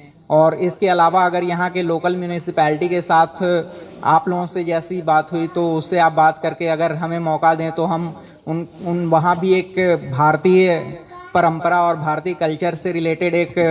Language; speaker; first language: Hindi; native; Hindi